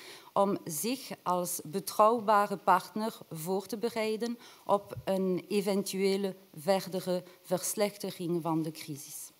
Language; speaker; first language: Dutch; non-native, local second language; French